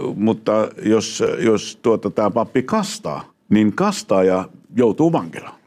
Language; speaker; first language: Finnish; non-native, fluent; Arabic